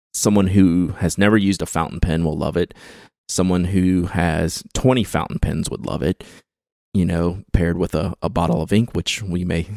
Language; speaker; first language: English; native; English